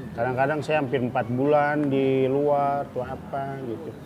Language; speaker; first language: Indonesian; native; Indonesian